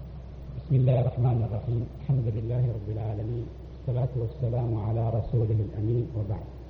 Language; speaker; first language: Arabic; native; Arabic